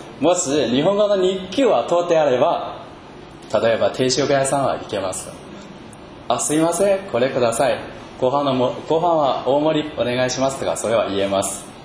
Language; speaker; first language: Japanese; non-native, fluent; Chinese